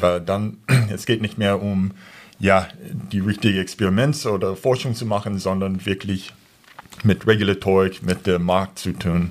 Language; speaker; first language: German; non-native, fluent; English